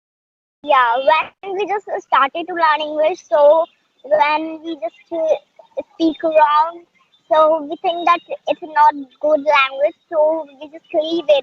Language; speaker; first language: English; non-native, learner; Hindi